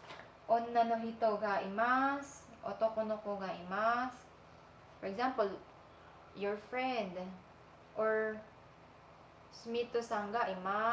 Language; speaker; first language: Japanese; non-native, fluent; Filipino